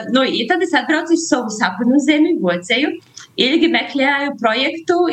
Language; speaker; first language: Latvian; native; Latvian